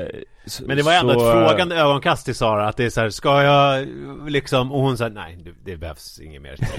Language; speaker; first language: Swedish; native; Swedish